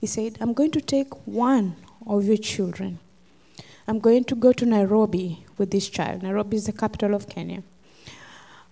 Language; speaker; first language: English; non-native, local second language; Luo (Kenya and Tanzania)